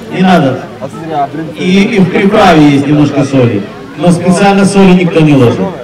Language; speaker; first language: Russian; native; Russian